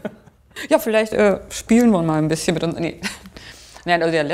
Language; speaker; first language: German; native; German